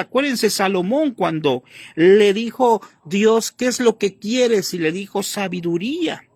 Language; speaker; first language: Spanish; native; Spanish